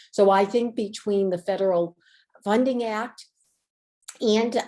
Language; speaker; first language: English; native; English